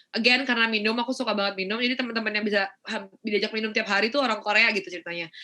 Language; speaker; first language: Indonesian; native; Indonesian